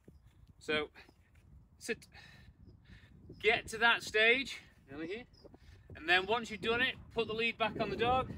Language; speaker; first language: English; native; English